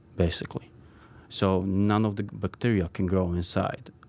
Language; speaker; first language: English; non-native, fluent; Polish